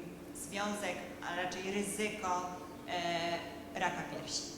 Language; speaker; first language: Polish; native; Polish